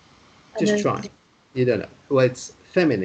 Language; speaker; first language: English; non-native, fluent; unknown